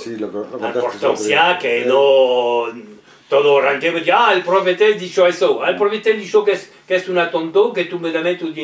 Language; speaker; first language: Spanish; non-native, learner; French